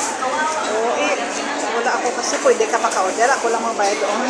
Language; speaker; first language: Filipino; non-native, local second language; Hiligaynon